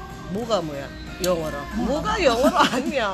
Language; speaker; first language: Korean; non-native, learner; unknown